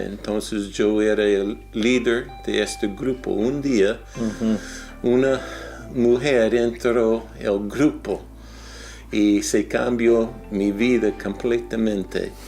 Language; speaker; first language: Spanish; non-native, fluent; English